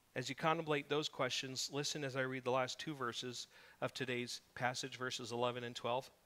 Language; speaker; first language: English; native; English